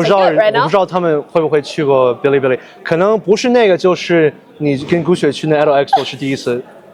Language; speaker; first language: Chinese; early bilingual, heritage; Chinese